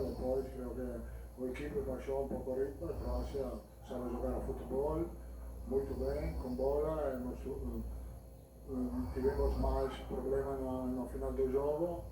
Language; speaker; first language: Portuguese; non-native, learner; Italian